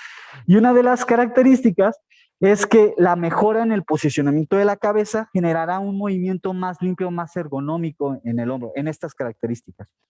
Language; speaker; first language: Spanish; native; Spanish